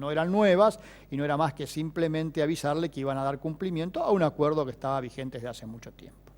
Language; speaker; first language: Spanish; native; Spanish